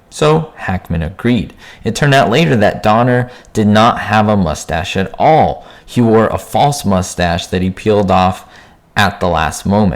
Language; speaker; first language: English; native; English